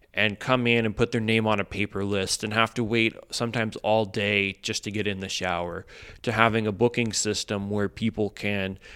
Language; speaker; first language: English; native; English